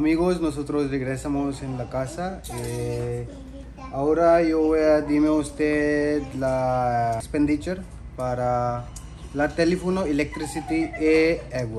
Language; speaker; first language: Spanish; non-native, learner; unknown